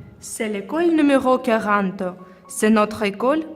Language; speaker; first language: French; non-native, learner; Russian